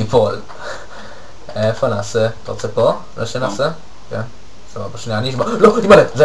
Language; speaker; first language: Hebrew; native; Hebrew